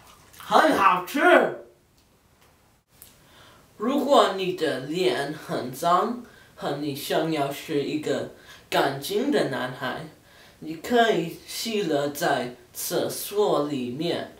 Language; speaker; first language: Chinese; non-native, learner; English